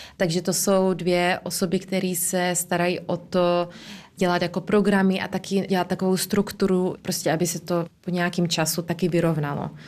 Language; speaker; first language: Czech; early bilingual, heritage; Czech